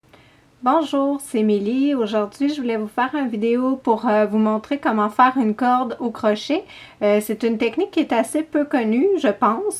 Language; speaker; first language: French; native; French